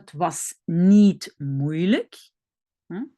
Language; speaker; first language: Dutch; non-native, fluent; French